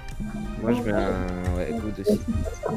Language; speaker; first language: French; native; French